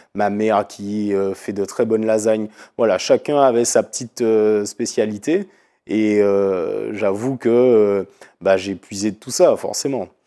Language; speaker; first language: French; native; French